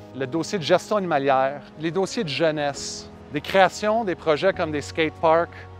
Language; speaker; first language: French; non-native, local second language; English